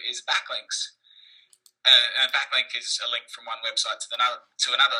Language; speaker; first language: English; native; English